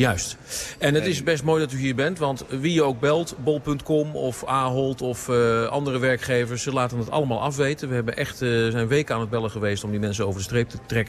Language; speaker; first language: Dutch; native; Dutch